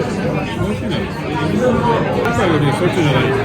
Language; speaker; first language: Japanese; non-native, fluent; French